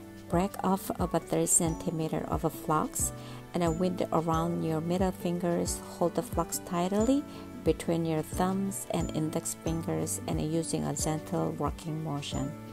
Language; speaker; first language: English; non-native, fluent; Korean